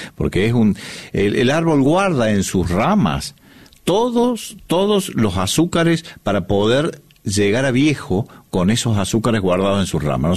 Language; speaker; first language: Spanish; native; Spanish